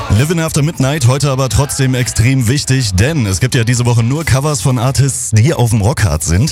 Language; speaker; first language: German; native; German